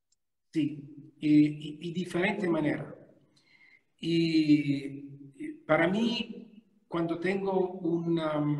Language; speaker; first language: Portuguese; non-native, learner; Italian